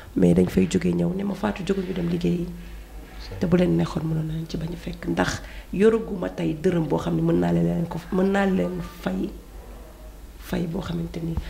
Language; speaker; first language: Wolof; non-native, local second language; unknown